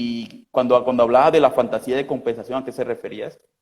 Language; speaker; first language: Spanish; native; Spanish